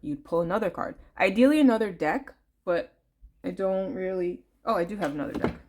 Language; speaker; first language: English; native; English